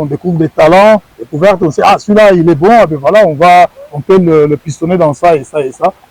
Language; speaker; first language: French; non-native, local second language; Lingala